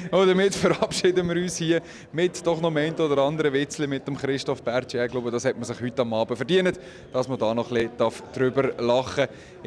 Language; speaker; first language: German; native; German